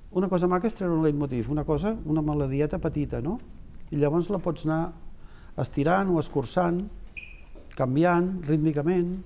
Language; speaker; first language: Catalan; native; Catalan